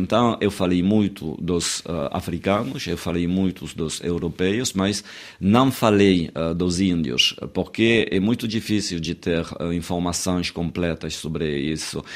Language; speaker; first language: Portuguese; non-native, fluent; French